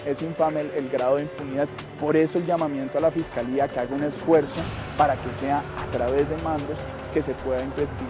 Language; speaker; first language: Spanish; native; Spanish